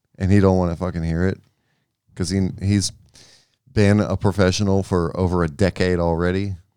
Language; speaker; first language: English; native; English